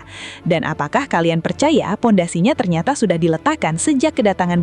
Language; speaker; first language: Indonesian; native; Indonesian